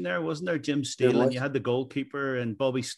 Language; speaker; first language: English; native; English